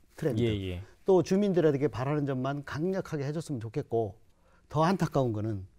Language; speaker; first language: Korean; native; Korean